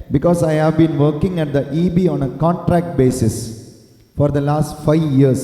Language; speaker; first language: English; non-native, local second language; Tamil